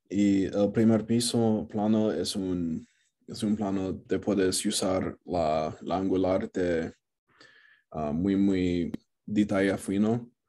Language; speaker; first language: Spanish; non-native, learner; English